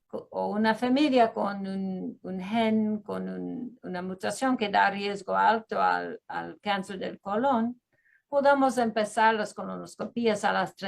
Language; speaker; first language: Spanish; early bilingual, heritage; Spanish